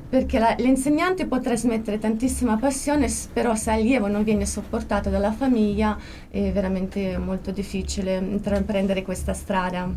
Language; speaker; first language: Italian; non-native, fluent; Russian